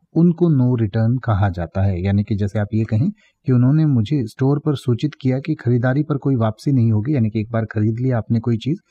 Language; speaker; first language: Hindi; native; Hindi